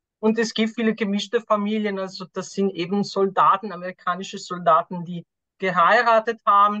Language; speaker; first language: German; non-native, fluent; Italian